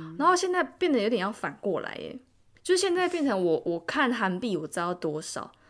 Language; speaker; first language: Chinese; native; Chinese